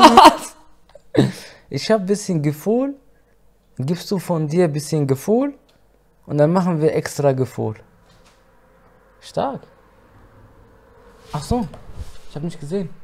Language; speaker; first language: German; native; German